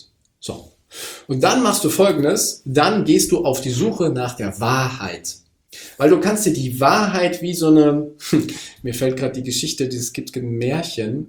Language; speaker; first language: German; native; German